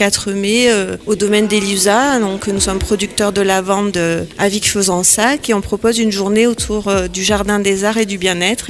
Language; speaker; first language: French; native; French